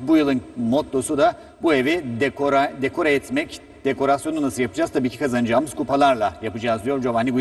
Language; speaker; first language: Turkish; native; Turkish